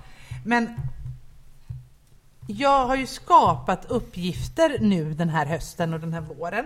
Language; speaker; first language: Swedish; native; Swedish